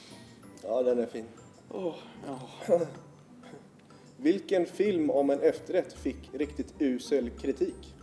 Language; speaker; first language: Swedish; native; Swedish